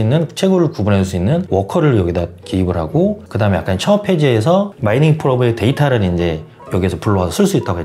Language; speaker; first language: Korean; native; Korean